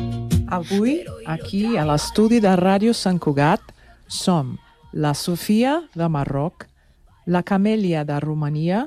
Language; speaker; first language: Catalan; non-native, learner; Portuguese